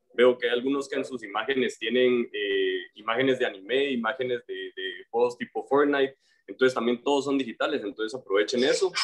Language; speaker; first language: Spanish; native; Spanish